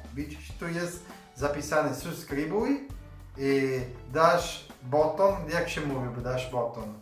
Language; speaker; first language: Polish; non-native, learner; Italian